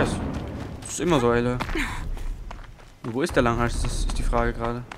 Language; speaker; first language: German; native; German